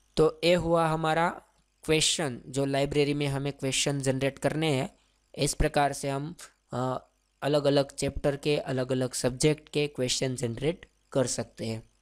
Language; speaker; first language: Hindi; non-native, local second language; Gujarati